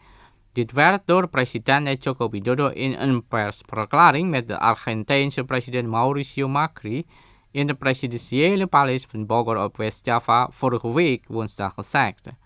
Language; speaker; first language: Dutch; non-native, fluent; Indonesian